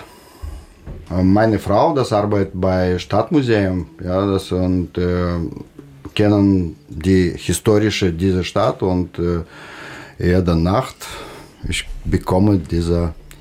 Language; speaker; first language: German; non-native, learner; Russian